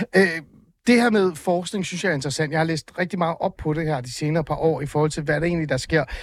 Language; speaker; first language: Danish; early bilingual, other home language; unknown